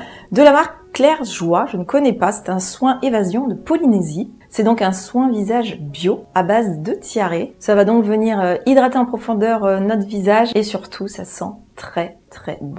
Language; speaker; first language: French; native; French